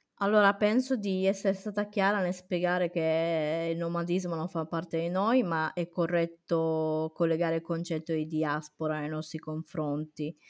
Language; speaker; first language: Italian; early bilingual, other home language; Romany